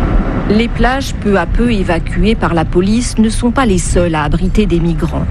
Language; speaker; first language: French; native; French